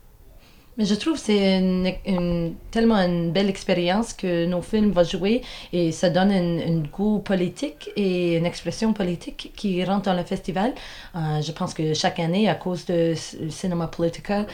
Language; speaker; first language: French; non-native, local second language; English